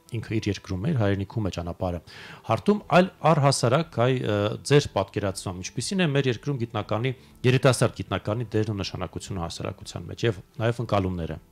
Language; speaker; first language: Armenian; native; Armenian